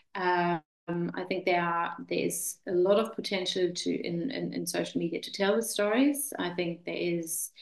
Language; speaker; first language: English; non-native, fluent; German